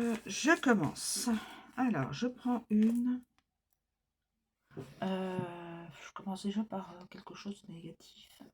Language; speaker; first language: French; native; French